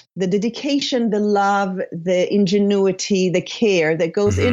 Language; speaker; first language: English; non-native, fluent; Hebrew